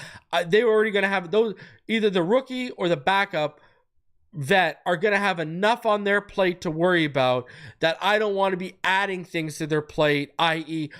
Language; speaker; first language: English; native; English